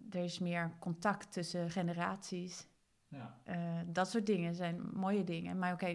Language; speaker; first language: Dutch; non-native, fluent; Swedish